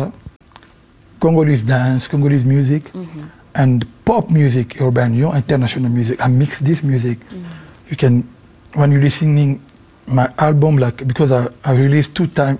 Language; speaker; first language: English; non-native, learner; Lingala